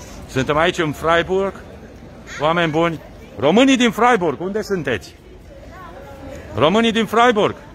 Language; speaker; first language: Romanian; native; Romanian